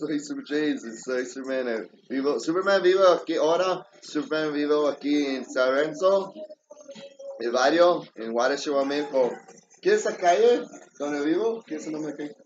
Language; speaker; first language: Spanish; early bilingual, heritage; English